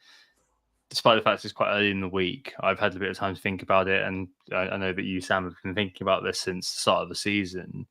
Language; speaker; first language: English; native; English